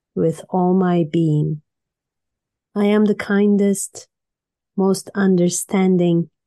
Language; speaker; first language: English; non-native, fluent; Turkish